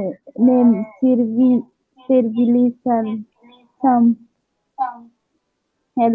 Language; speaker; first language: English; non-native, learner; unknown